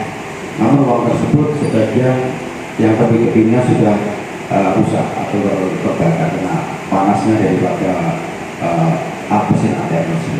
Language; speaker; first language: Indonesian; native; Indonesian